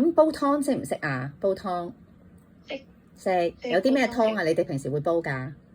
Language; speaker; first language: Cantonese; native; Cantonese